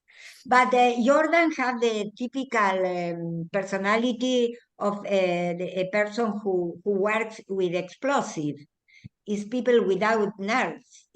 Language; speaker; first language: English; non-native, learner; Spanish